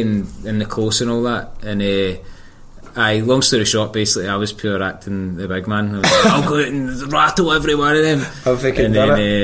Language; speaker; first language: English; native; English